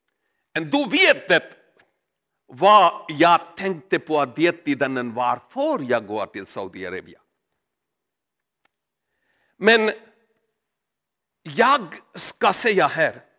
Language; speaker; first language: Swedish; non-native, learner; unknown